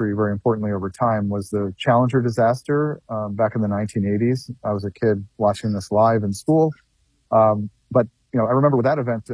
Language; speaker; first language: English; native; English